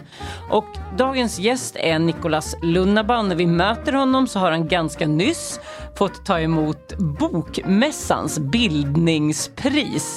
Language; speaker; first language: Swedish; native; Swedish